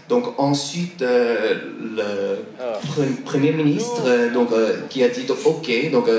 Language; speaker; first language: French; non-native, fluent; Korean